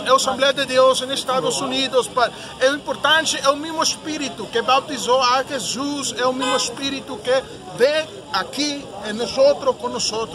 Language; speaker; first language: Portuguese; non-native, learner; Spanish